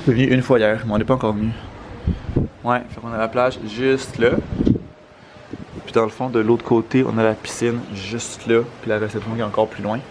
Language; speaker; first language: French; native; French